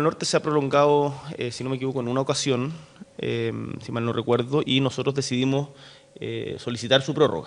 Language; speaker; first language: Spanish; native; Spanish